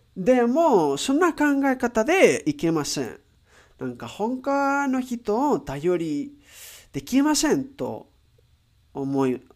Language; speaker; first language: Japanese; non-native, learner; Spanish